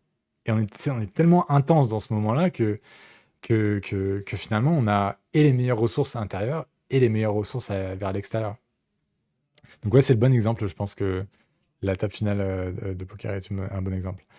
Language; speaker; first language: French; native; French